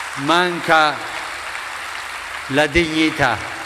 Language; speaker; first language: Italian; non-native, fluent; Spanish